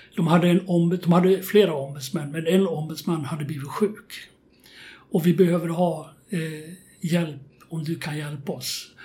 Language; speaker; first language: Swedish; native; Swedish